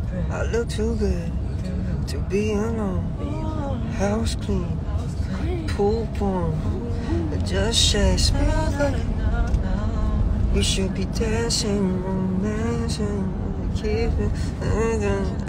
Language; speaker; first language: English; early bilingual, other home language; Korean